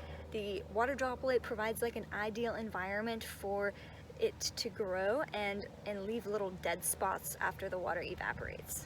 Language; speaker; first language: English; native; English